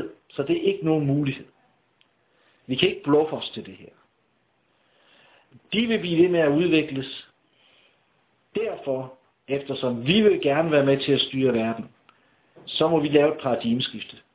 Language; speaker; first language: Danish; native; Danish